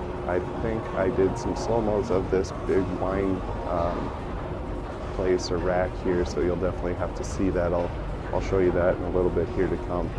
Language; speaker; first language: English; native; English